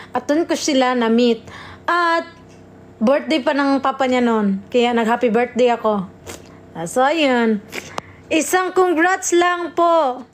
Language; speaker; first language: Filipino; non-native, local second language; Cebuano